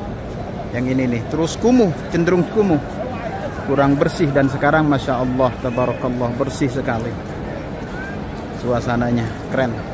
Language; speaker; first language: Indonesian; native; Indonesian